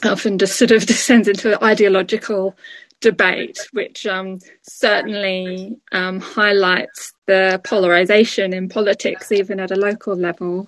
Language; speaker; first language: English; native; English